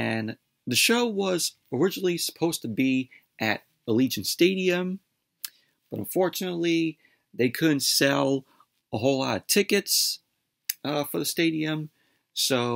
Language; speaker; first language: English; native; English